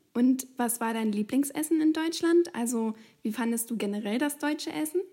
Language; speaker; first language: German; native; German